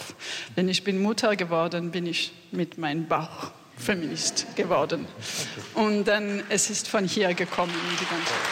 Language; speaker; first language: German; non-native, fluent; French